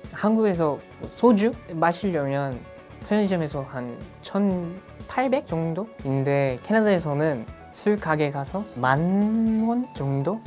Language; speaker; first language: Korean; non-native, fluent; English